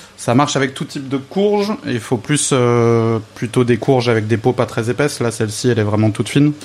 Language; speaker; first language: French; native; French